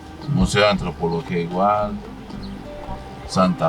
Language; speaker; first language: Spanish; native; Spanish